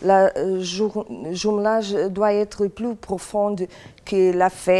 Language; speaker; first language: French; non-native, fluent; Portuguese